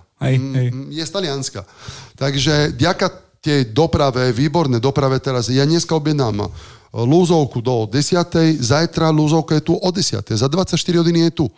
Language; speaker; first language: Slovak; non-native, fluent; Italian